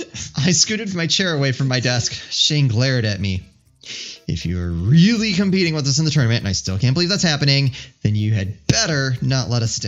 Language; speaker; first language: English; native; English